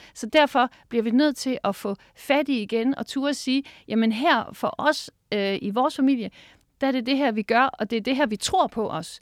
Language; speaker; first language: Danish; native; Danish